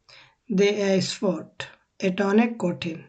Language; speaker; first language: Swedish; non-native, fluent; Bangla